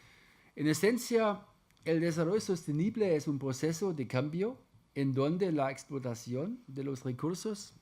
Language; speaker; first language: Spanish; non-native, fluent; German